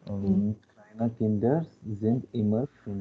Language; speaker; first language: German; non-native, learner; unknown